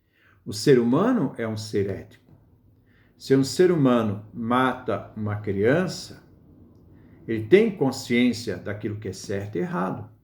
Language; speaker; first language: Portuguese; native; Portuguese